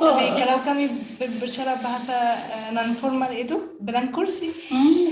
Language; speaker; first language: Indonesian; non-native, learner; Arabic